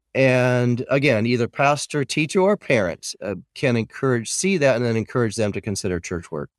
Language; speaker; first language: English; native; English